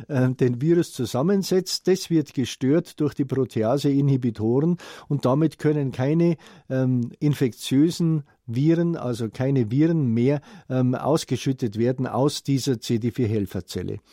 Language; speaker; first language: German; native; German